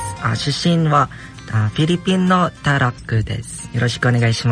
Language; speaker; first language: Japanese; non-native, learner; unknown